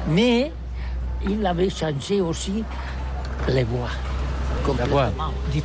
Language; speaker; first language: French; non-native, learner; Catalan